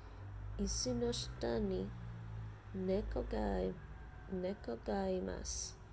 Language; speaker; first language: Japanese; non-native, learner; English